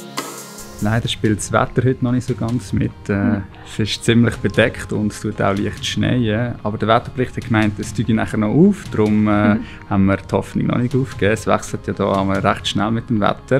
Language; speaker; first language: German; native; German